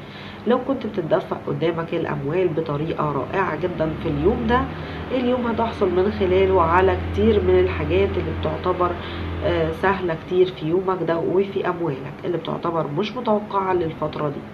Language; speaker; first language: Arabic; native; Arabic